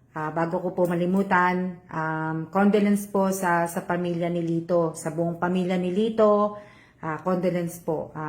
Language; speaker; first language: Filipino; native; Filipino